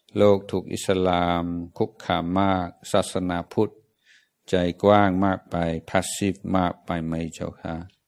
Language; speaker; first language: Thai; non-native, fluent; English